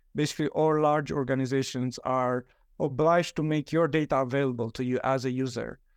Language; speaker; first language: English; non-native, fluent; Romanian